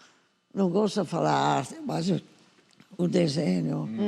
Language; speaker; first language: Portuguese; non-native, fluent; English